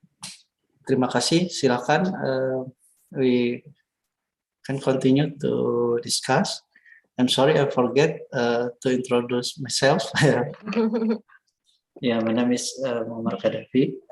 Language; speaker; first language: English; non-native, learner; Indonesian